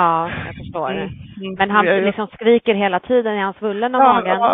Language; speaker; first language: Swedish; native; Swedish